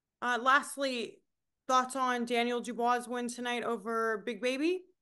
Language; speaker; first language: English; native; English